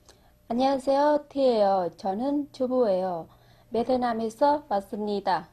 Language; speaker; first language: Korean; non-native, learner; Vietnamese